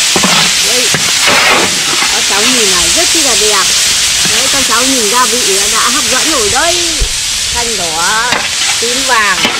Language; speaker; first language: Vietnamese; native; Vietnamese